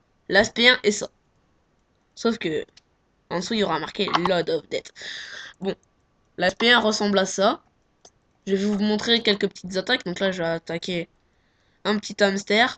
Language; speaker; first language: French; native; French